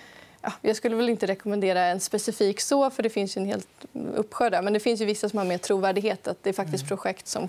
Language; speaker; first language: Swedish; native; Swedish